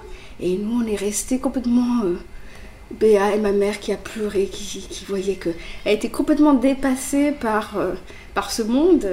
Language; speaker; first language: French; early bilingual, other home language; Kabyle